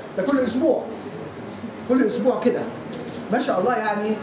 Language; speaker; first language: Arabic; native; Arabic